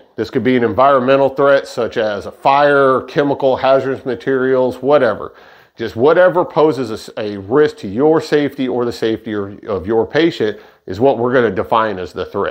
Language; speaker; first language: English; native; English